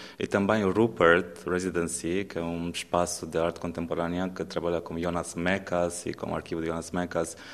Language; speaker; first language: Portuguese; non-native, fluent; Romanian